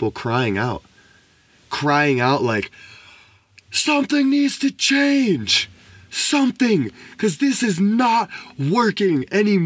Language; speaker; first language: English; native; English